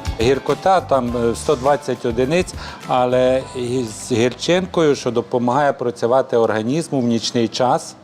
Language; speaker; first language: Ukrainian; native; Ukrainian